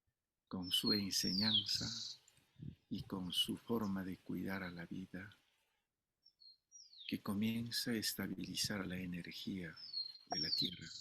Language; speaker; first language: Spanish; non-native, fluent; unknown